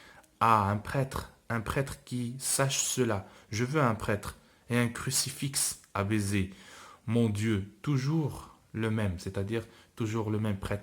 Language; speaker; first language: French; non-native, local second language; Arabic